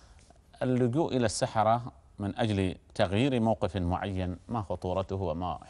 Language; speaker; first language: Arabic; native; Arabic